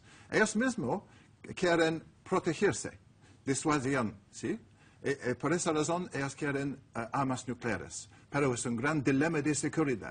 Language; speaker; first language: Spanish; non-native, learner; English